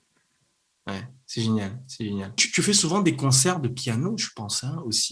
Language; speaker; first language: French; native; French